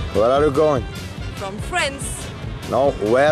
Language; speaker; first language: English; non-native, learner; Serbian